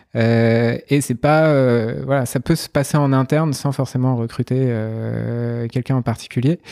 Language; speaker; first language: French; native; French